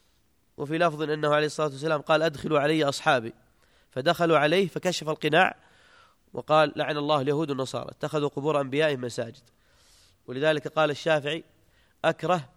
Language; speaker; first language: Arabic; native; Arabic